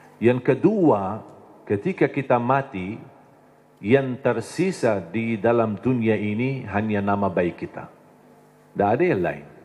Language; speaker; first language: Indonesian; non-native, fluent; Arabic